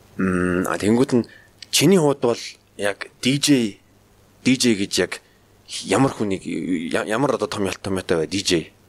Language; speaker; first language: Mongolian; native; Mongolian